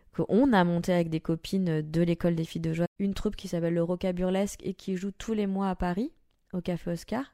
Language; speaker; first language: French; native; French